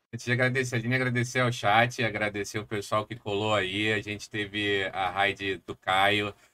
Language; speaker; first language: Portuguese; native; Portuguese